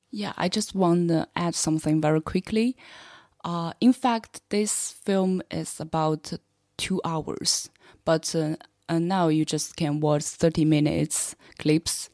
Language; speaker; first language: English; non-native, fluent; Chinese